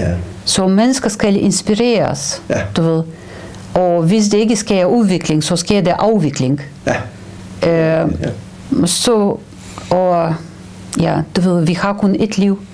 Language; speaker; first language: Danish; non-native, fluent; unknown